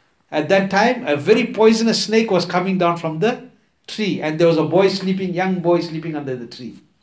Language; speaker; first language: English; early bilingual, other home language; Urdu